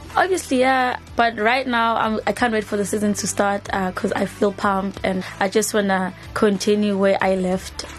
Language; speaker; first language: English; non-native, local second language; Zulu